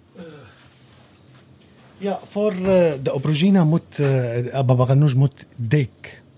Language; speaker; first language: Dutch; non-native, learner; Arabic